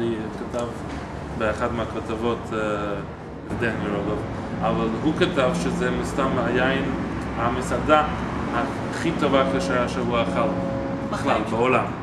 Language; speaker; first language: Hebrew; non-native, fluent; English